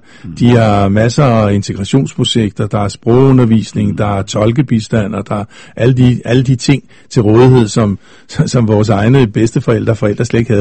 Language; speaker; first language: Danish; native; Danish